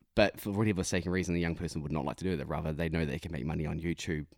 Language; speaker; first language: English; native; English